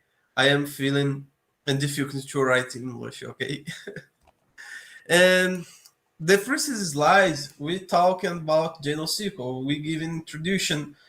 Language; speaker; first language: English; non-native, learner; Portuguese